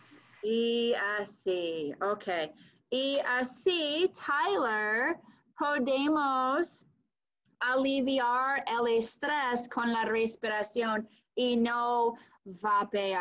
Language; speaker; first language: Spanish; non-native, fluent; English